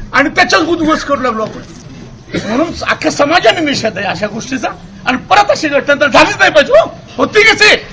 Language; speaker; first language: Marathi; native; Marathi